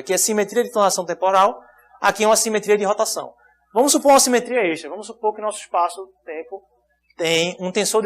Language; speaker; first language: Portuguese; native; Portuguese